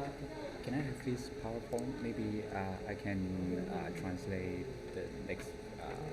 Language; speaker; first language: English; non-native, fluent; Chinese